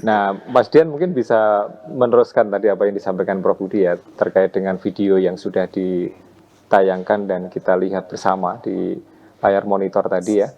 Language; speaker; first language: Indonesian; native; Indonesian